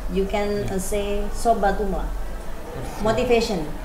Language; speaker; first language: English; non-native, learner; Indonesian